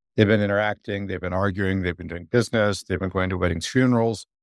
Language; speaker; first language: English; native; English